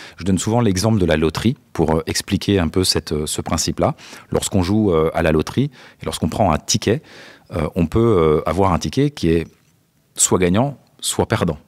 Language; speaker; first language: French; native; French